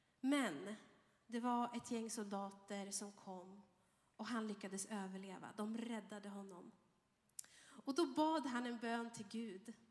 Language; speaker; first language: Swedish; early bilingual, other home language; Arabic